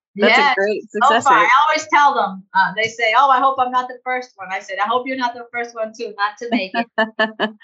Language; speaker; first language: English; early bilingual, other home language; Portuguese